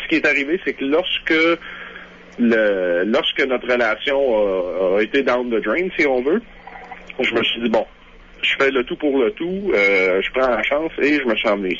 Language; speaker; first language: French; native; French